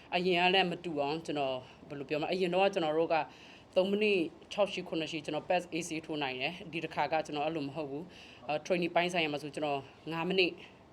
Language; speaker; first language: Burmese; native; Burmese